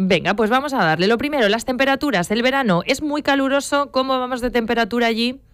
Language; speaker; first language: Spanish; native; Spanish